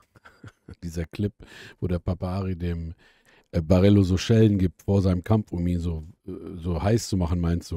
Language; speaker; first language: German; native; German